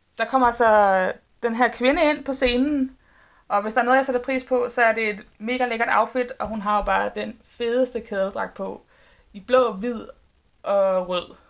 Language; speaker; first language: Danish; native; Danish